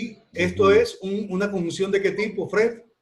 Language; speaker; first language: Spanish; native; Spanish